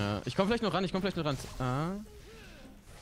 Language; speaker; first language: German; native; German